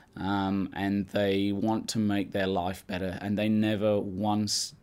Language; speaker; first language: English; native; English